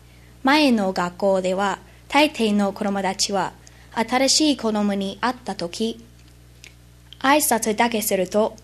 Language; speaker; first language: Japanese; non-native, learner; English